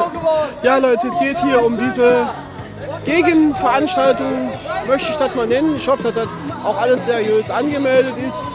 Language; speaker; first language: German; native; German